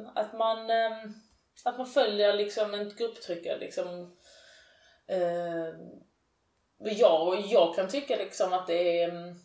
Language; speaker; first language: Swedish; early bilingual, other home language; Persian